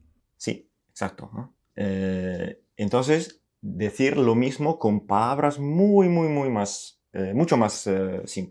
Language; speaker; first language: Spanish; non-native, fluent; Italian